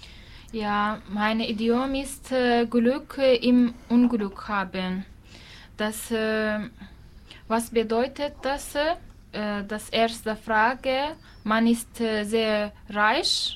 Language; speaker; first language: German; non-native, learner; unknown